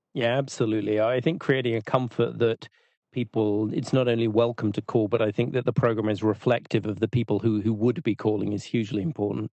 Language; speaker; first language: English; native; English